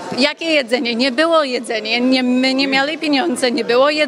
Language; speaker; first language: Polish; early bilingual, heritage; English